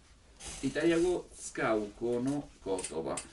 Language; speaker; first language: Japanese; non-native, learner; Italian